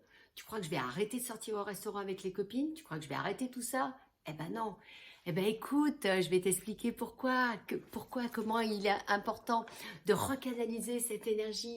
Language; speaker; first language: French; native; French